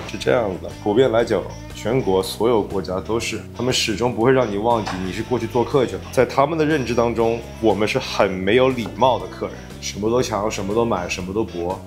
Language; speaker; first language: Chinese; native; Chinese